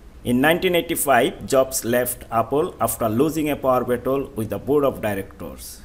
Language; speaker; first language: English; non-native, local second language; Bangla